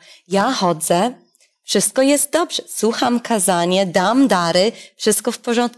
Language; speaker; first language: Polish; non-native, fluent; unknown